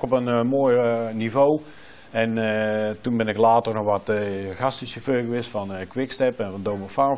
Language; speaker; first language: Dutch; native; Dutch